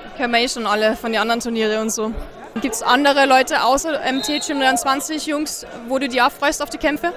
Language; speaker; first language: German; native; German